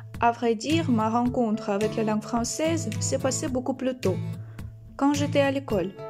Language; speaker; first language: French; non-native, learner; Russian